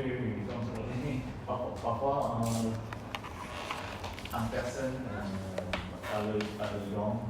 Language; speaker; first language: French; non-native, learner; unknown